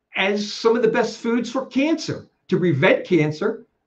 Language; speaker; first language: English; native; English